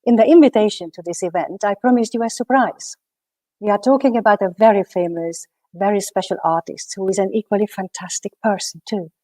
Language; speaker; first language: English; non-native, fluent; Hungarian